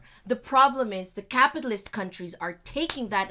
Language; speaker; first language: English; non-native, local second language; Filipino